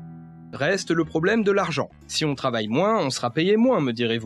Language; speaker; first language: French; native; French